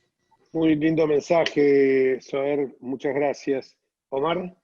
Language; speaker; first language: Spanish; native; Spanish